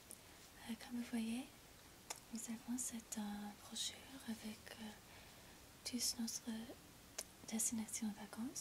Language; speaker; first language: French; non-native, learner; English